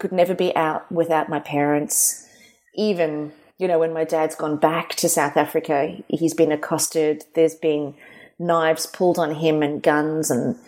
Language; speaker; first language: English; native; English